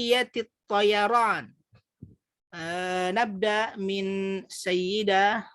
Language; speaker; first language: Arabic; non-native, fluent; Indonesian